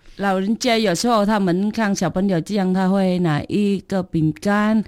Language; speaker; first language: Chinese; non-native, learner; Vietnamese